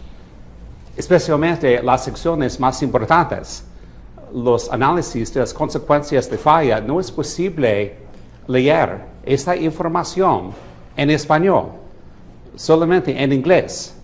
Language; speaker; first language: Spanish; non-native, fluent; English